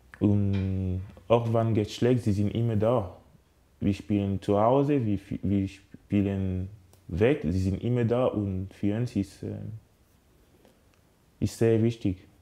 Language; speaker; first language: German; non-native, learner; French